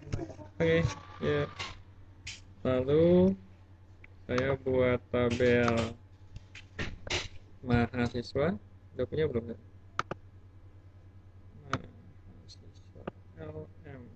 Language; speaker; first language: Indonesian; native; Indonesian